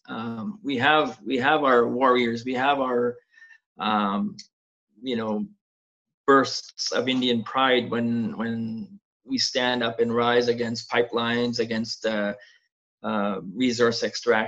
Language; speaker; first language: English; non-native, fluent; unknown